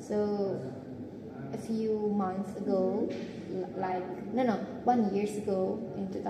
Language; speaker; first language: English; non-native, learner; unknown